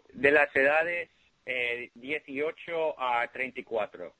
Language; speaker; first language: Spanish; early bilingual, heritage; Spanish